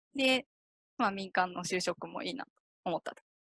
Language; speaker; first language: Japanese; native; Japanese